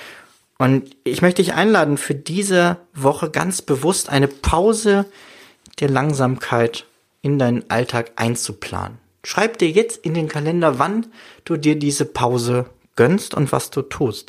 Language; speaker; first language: German; native; German